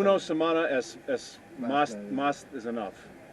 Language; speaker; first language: Spanish; non-native, learner; English